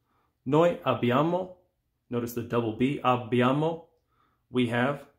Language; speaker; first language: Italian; non-native, fluent; English